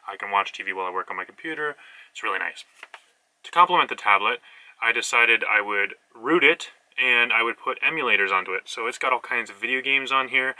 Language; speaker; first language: English; native; English